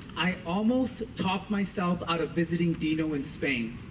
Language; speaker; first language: English; native; English